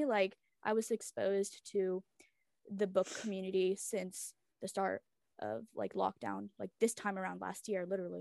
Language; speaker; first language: English; early bilingual, other home language; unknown